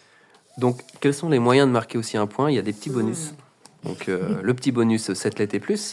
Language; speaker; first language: French; native; French